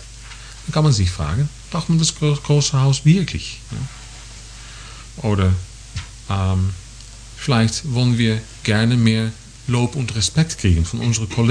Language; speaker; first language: German; non-native, fluent; English